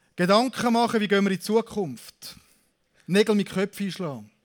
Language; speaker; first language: German; native; German